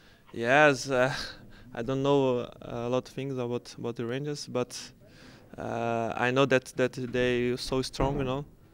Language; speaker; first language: English; non-native, learner; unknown